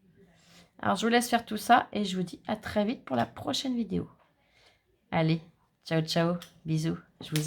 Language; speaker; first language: French; native; French